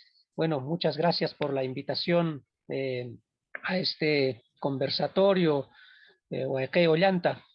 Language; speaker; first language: Spanish; non-native, local second language; Quechua